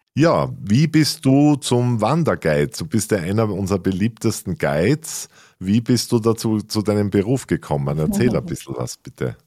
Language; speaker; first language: German; native; German